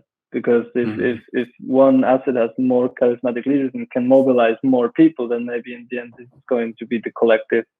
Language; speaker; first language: English; non-native, fluent; German